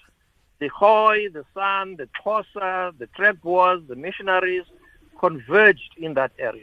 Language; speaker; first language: English; non-native, local second language; Xhosa